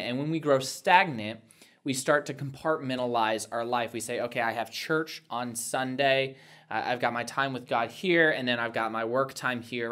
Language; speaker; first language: English; native; English